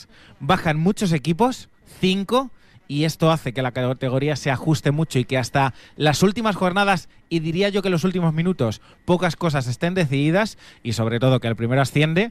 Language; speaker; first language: Spanish; native; Spanish